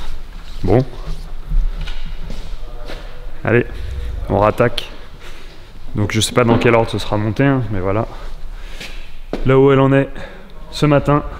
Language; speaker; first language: French; native; French